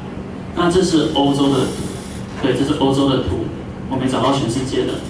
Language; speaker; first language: Chinese; native; Chinese